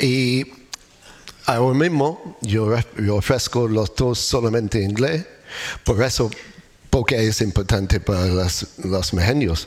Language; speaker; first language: Spanish; non-native, learner; English